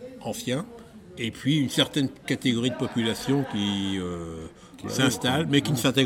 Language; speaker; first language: French; native; French